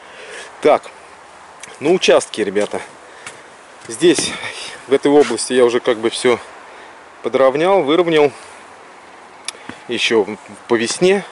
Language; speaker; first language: Russian; native; Russian